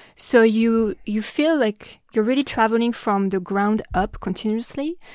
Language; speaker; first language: English; non-native, fluent; French